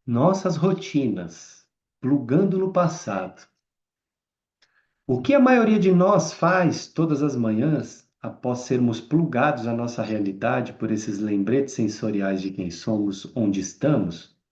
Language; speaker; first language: Portuguese; native; Portuguese